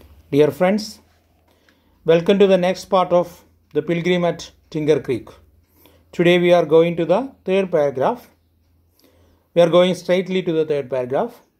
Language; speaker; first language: English; non-native, local second language; Malayalam